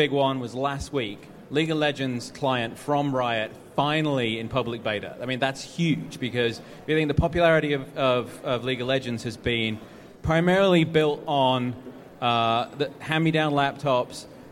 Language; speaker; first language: English; native; English